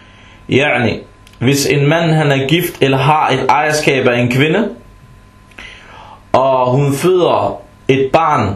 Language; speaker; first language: Danish; non-native, fluent; Arabic